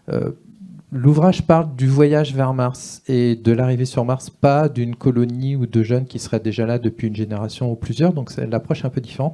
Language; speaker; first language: French; native; French